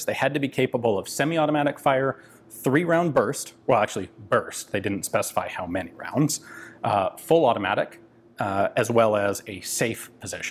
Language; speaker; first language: English; native; English